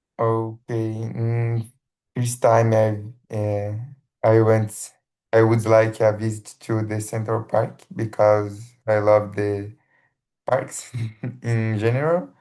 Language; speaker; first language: English; non-native, learner; Portuguese